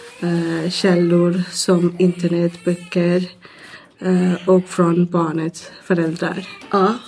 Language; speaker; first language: Swedish; non-native, learner; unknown